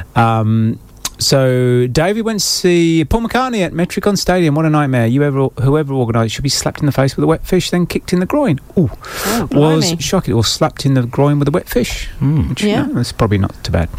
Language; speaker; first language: English; native; English